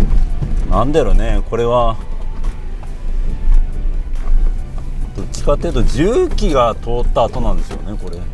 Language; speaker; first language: Japanese; native; Japanese